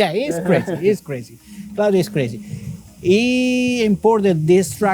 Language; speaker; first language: English; non-native, fluent; Italian